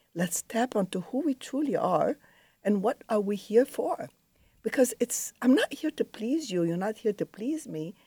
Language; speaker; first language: English; non-native, fluent; Arabic